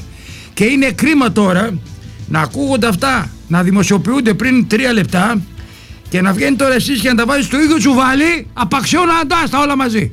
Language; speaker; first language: Greek; native; Greek